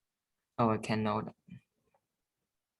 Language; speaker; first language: English; non-native, learner; Vietnamese